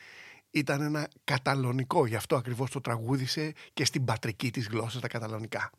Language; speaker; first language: Greek; native; Greek